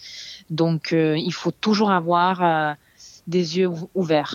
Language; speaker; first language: French; non-native, fluent; Serbian